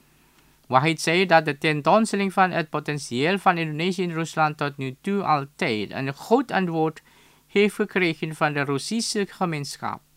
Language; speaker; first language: Dutch; non-native, fluent; Indonesian